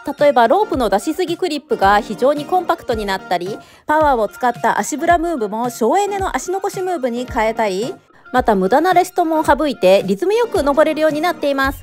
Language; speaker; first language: Japanese; native; Japanese